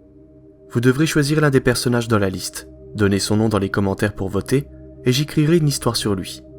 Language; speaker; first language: French; native; French